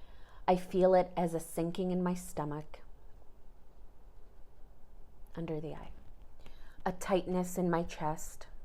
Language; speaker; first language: English; native; English